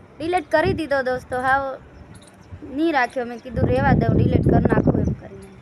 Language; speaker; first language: Gujarati; non-native, local second language; Bhili